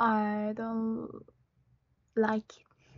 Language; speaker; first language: English; non-native, learner; Japanese